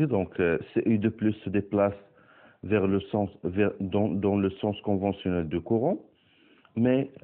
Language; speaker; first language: French; non-native, local second language; Arabic